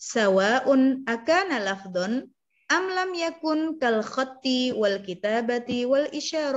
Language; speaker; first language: Arabic; non-native, fluent; Indonesian